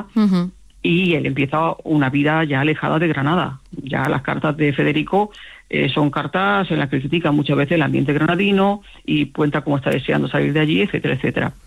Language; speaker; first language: Spanish; native; Spanish